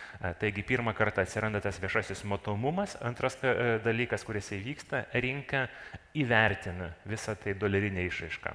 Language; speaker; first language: Lithuanian; non-native, local second language; Russian